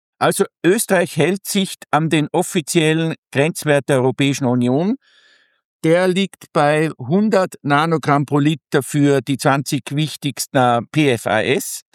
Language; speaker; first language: German; native; German